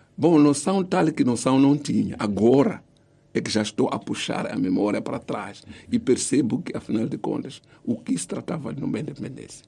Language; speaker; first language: Portuguese; non-native, local second language; Tsonga